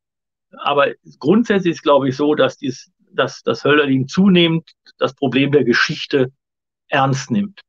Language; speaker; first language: German; native; German